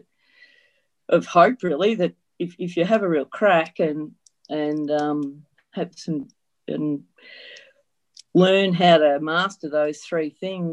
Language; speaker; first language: English; native; English